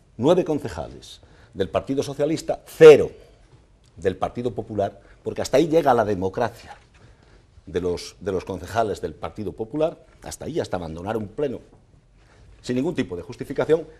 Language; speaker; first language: Spanish; native; Spanish